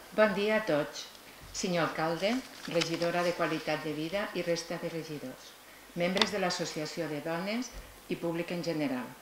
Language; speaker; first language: Catalan; native; Catalan